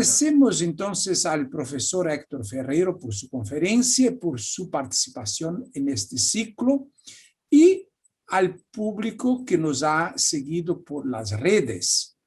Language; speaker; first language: Spanish; non-native, fluent; Portuguese